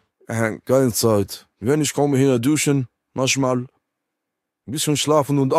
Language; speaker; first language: German; non-native, learner; French